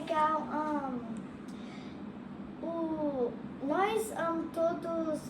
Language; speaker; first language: Portuguese; early bilingual, heritage; Portuguese